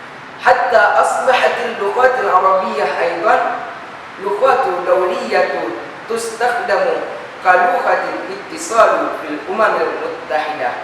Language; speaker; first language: Arabic; non-native, learner; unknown